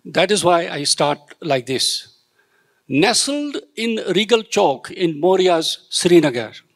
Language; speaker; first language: Hindi; native; Hindi